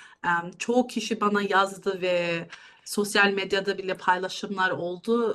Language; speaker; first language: Turkish; early bilingual, heritage; Turkish